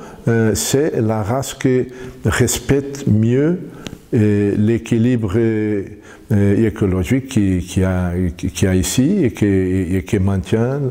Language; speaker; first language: French; non-native, fluent; Portuguese